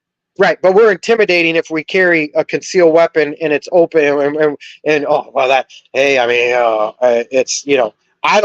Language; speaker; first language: English; native; English